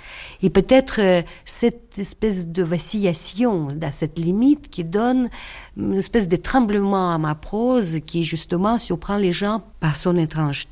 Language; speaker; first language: French; non-native, fluent; Russian